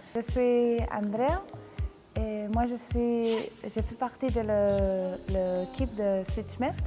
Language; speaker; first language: French; non-native, fluent; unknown